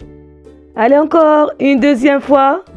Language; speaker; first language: French; non-native, local second language; Arabic